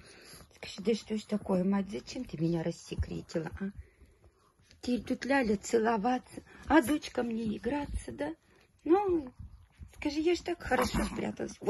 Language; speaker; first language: Russian; native; Russian